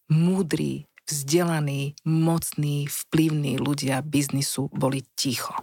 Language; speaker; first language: Slovak; native; Slovak